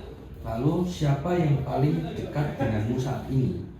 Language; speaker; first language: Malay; non-native, fluent; Indonesian